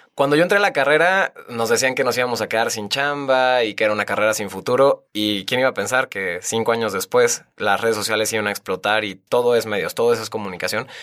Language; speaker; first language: Spanish; native; Spanish